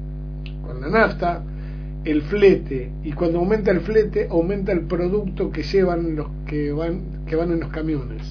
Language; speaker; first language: Spanish; native; Spanish